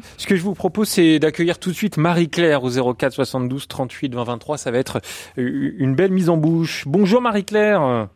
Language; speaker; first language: French; native; French